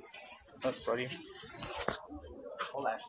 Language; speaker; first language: English; non-native, learner; Ukrainian